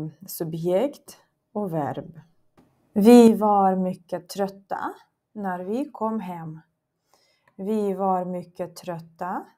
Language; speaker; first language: Swedish; non-native, fluent; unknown